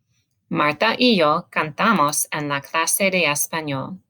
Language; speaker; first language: Spanish; non-native, learner; English